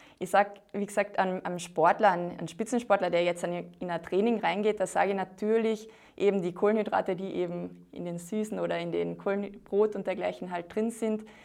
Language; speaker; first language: German; native; German